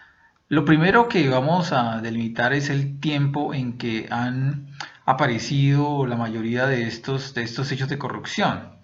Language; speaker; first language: Spanish; native; Spanish